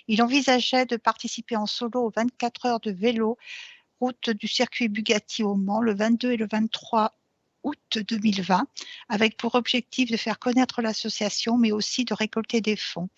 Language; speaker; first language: French; native; French